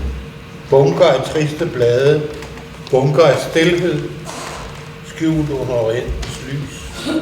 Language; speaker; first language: Danish; native; Danish